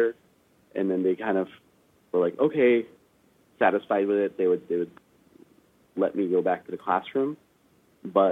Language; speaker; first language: English; native; English